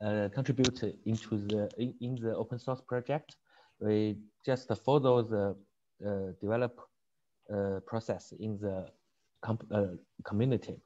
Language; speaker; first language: English; non-native, learner; Chinese